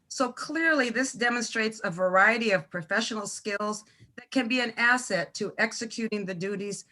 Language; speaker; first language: English; native; English